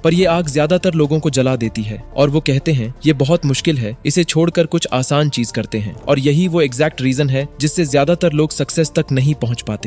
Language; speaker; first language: Hindi; native; Hindi